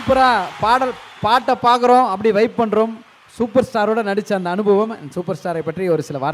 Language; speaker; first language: Tamil; native; Tamil